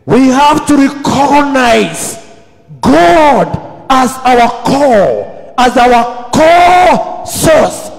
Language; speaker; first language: English; non-native, local second language; Swahili